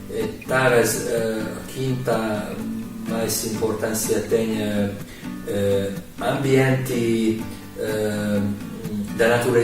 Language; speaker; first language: Portuguese; non-native, fluent; Hungarian